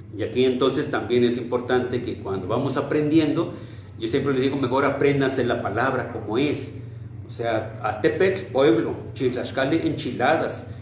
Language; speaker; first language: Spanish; non-native, local second language; Nahuatl languages